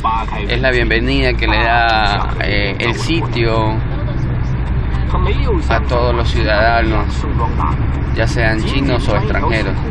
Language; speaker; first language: Spanish; native; Spanish